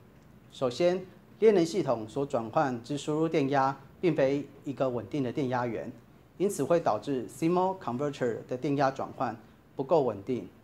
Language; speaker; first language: Chinese; native; Chinese